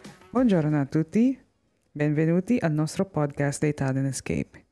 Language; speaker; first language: Italian; non-native, learner; Filipino